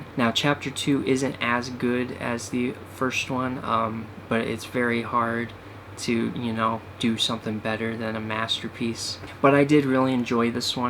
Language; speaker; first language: English; native; English